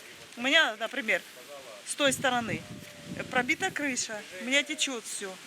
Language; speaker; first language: Russian; native; Russian